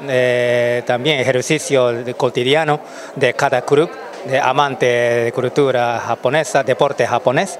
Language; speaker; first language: Spanish; non-native, learner; Japanese